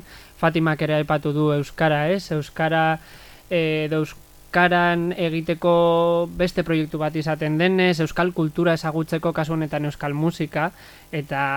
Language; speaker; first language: Basque; native; Basque